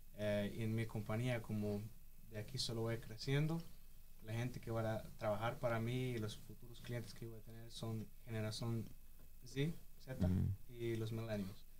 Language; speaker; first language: Spanish; early bilingual, heritage; Spanish